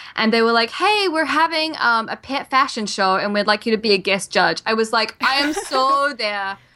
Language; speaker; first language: English; native; English